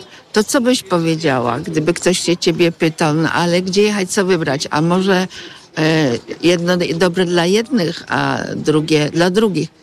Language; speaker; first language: Polish; native; Polish